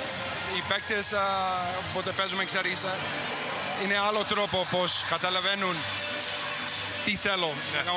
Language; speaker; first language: Greek; non-native, learner; English